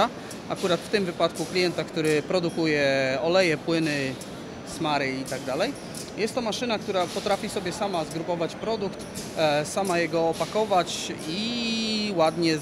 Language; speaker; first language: Polish; native; Polish